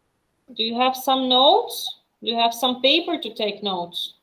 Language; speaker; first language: English; non-native, fluent; Russian